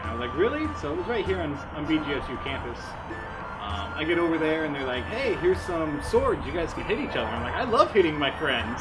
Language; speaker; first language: English; native; English